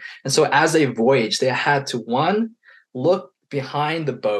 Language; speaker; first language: English; native; English